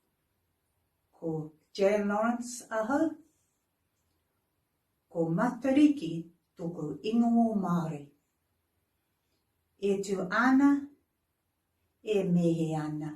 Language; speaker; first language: Māori; non-native, local second language; English